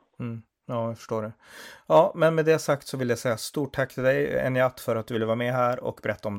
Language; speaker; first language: Swedish; native; Swedish